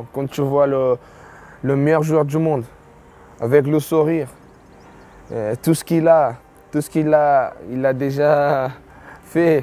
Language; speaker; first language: French; non-native, fluent; Portuguese